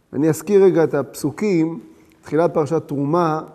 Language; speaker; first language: Hebrew; early bilingual, other home language; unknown